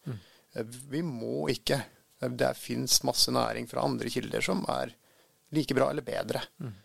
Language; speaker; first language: Norwegian; early bilingual, other home language; Swedish